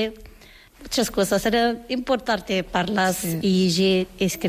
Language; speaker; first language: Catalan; non-native, learner; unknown